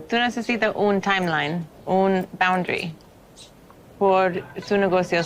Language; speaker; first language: Spanish; non-native, learner; English